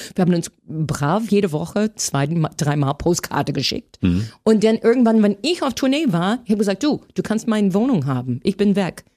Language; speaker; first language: German; non-native, fluent; English